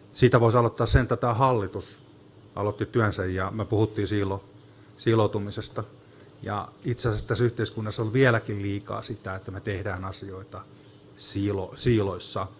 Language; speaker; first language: Finnish; native; Finnish